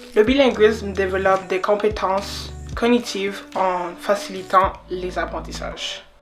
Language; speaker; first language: French; native; French